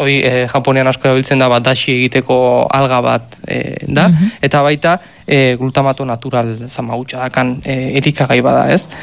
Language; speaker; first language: Basque; native; Basque